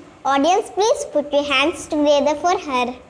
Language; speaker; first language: English; non-native, learner; Hindi